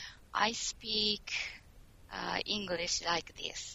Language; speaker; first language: English; non-native, learner; Japanese